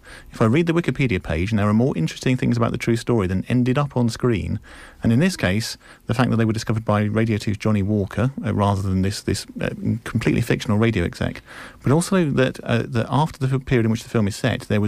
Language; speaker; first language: English; native; English